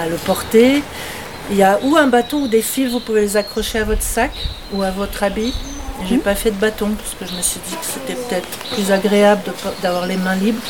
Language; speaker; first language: French; non-native, local second language; Arabic